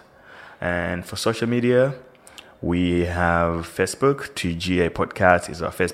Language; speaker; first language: English; non-native, local second language; Nyanja